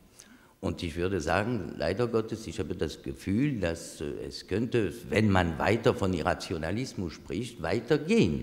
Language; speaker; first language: German; non-native, fluent; French